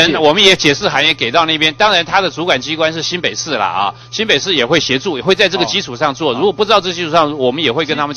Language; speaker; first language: Chinese; native; Chinese